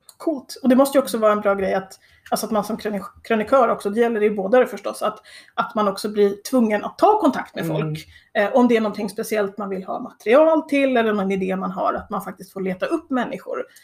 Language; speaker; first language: Swedish; native; Swedish